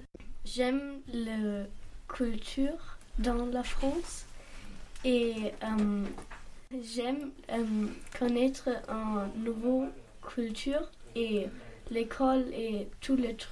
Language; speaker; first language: French; non-native, learner; German